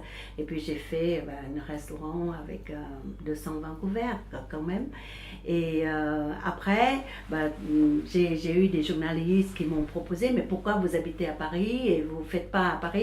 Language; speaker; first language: French; early bilingual, other home language; Vietnamese